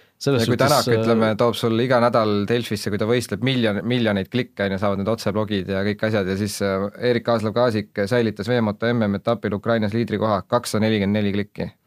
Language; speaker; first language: Estonian; native; Estonian